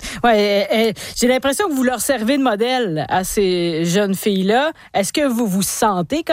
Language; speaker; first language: French; native; French